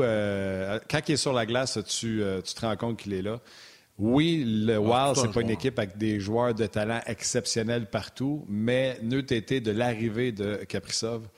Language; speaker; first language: French; native; French